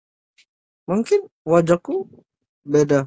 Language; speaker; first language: Indonesian; non-native, learner; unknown